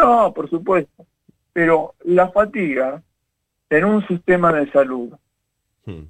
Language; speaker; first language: Spanish; native; Spanish